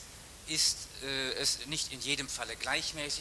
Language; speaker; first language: German; native; German